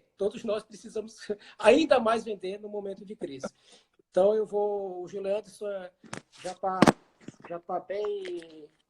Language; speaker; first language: Portuguese; native; Portuguese